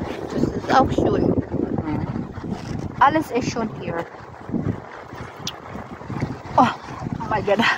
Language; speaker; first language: German; non-native, learner; Filipino